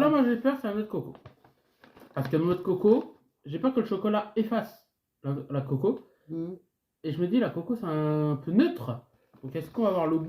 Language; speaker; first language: French; native; French